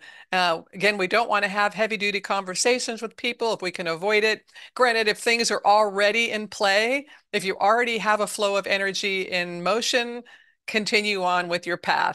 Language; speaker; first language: English; native; English